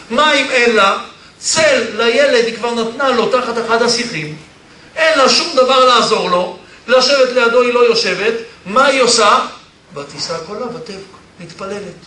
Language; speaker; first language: Hebrew; early bilingual, other home language; Polish